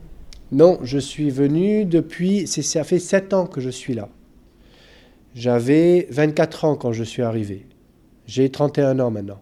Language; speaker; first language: French; non-native, local second language; Arabic